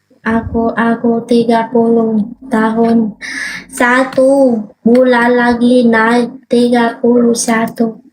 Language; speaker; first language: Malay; non-native, learner; Vietnamese